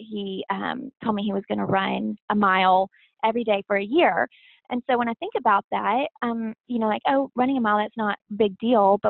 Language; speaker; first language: English; native; English